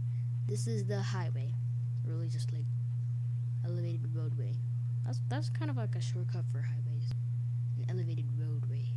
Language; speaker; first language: English; native; English